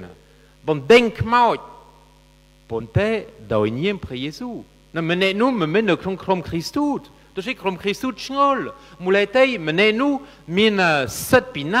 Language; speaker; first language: Khmer; non-native, fluent; French